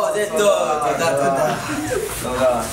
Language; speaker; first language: Hebrew; non-native, learner; English